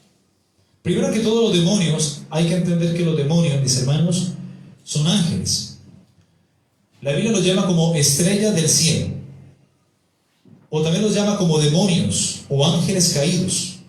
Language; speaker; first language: Spanish; native; Spanish